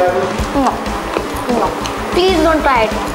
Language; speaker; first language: English; non-native, local second language; Hindi